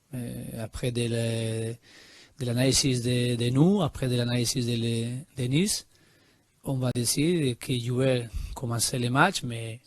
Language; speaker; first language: French; non-native, learner; Spanish